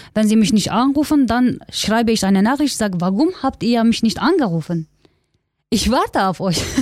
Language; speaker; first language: German; non-native, learner; Kurdish